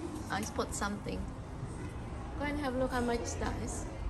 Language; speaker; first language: English; non-native, fluent; Indonesian